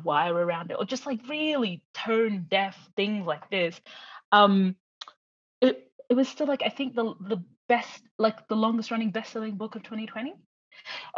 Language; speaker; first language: English; native; English